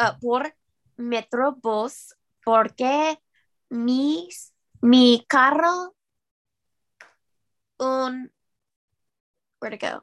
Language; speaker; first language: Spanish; non-native, learner; English